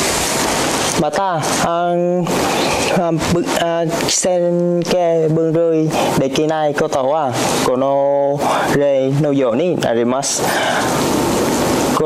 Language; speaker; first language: Japanese; non-native, learner; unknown